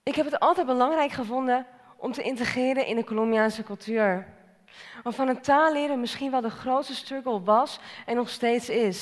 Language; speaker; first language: Dutch; native; Dutch